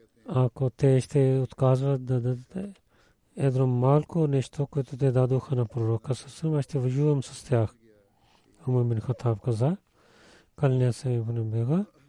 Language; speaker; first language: Bulgarian; non-native, learner; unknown